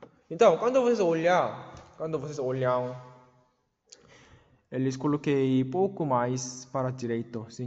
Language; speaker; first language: Portuguese; non-native, learner; Korean